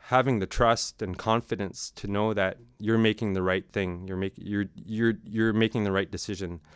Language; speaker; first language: English; non-native, fluent; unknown